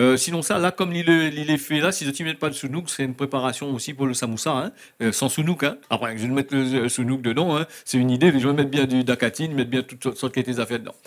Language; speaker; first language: French; native; French